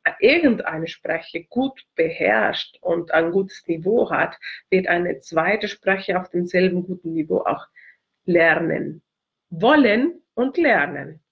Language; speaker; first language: German; non-native, fluent; Spanish